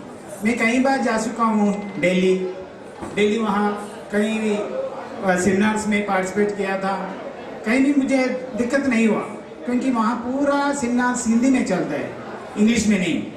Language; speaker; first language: Hindi; non-native, local second language; Telugu